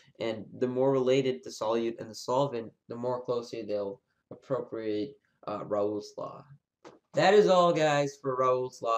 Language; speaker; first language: English; native; English